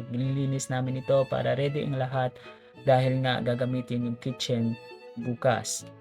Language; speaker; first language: Filipino; native; Filipino